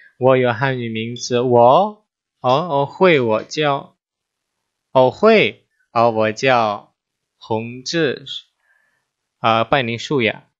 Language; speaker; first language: Chinese; non-native, fluent; Indonesian